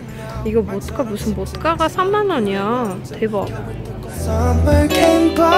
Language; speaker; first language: Korean; non-native, fluent; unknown